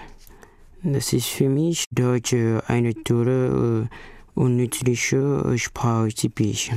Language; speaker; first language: German; non-native, learner; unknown